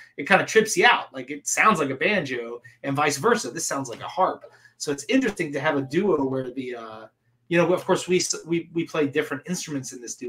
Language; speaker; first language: English; native; English